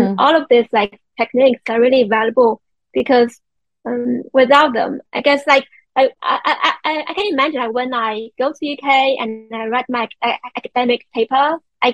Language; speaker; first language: English; non-native, fluent; Chinese